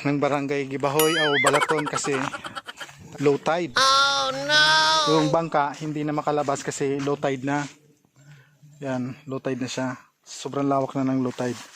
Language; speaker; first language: Filipino; non-native, local second language; Bikol